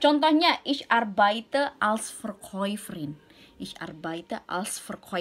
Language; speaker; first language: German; non-native, learner; Indonesian